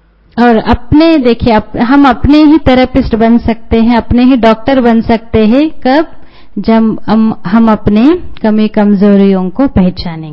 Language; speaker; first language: Hindi; native; Hindi